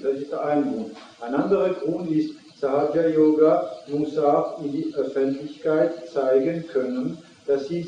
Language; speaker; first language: German; non-native, fluent; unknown